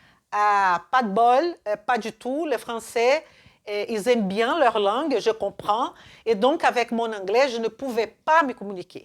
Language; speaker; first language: French; non-native, fluent; Portuguese